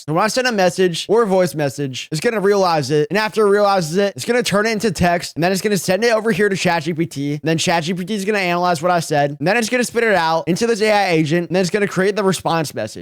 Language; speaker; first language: English; native; English